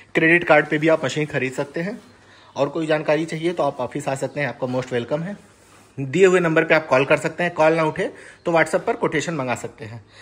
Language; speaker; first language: Hindi; native; Hindi